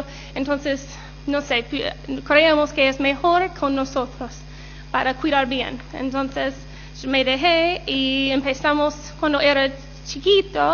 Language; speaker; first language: Spanish; non-native, learner; English